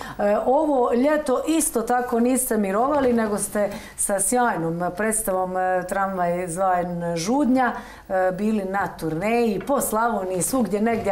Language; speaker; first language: Croatian; native; Croatian